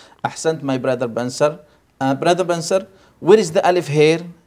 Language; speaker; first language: English; non-native, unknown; Arabic